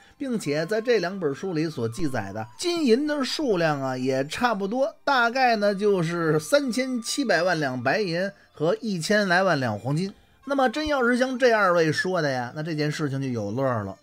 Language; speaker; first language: Chinese; native; Chinese